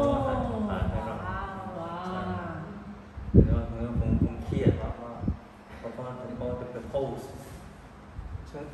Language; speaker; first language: Thai; non-native, learner; Cantonese